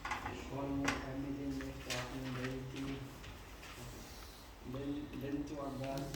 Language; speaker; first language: Arabic; non-native, learner; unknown